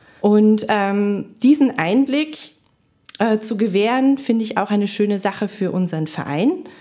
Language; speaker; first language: German; native; German